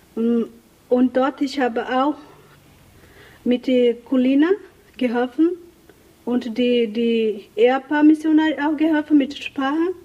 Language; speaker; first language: German; non-native, learner; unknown